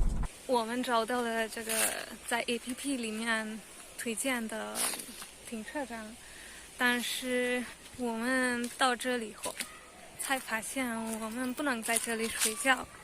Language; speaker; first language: Chinese; non-native, learner; Hungarian